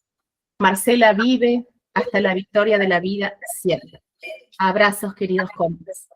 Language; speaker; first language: Spanish; native; Spanish